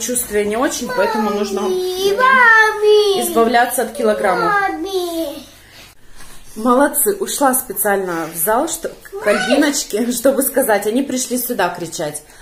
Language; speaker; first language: Russian; native; Russian